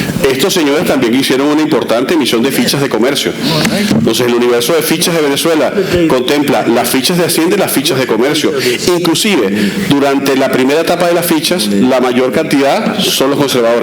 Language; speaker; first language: Spanish; native; Spanish